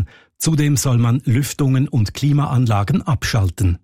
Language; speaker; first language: German; native; German